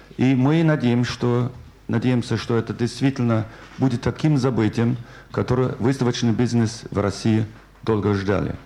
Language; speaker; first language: Russian; non-native, fluent; German